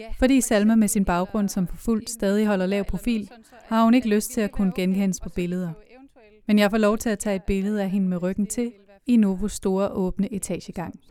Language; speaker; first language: Danish; native; Danish